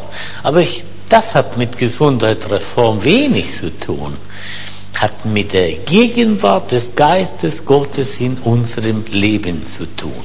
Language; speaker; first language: German; non-native, fluent; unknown